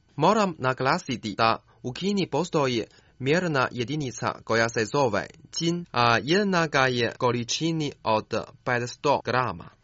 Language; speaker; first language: Croatian; non-native, fluent; Chinese